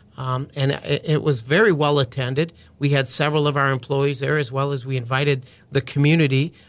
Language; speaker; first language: English; native; English